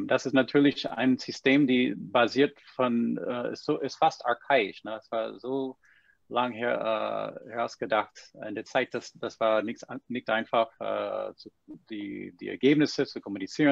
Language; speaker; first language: German; non-native, fluent; English